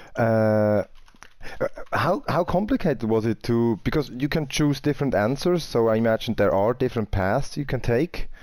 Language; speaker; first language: English; non-native, fluent; German